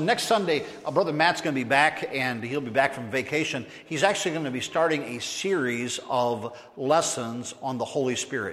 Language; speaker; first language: English; native; English